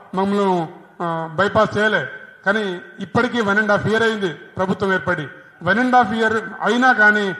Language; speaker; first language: Telugu; non-native, local second language; Lambadi